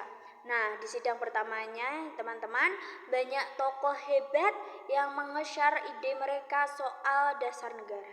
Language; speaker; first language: Indonesian; native; Indonesian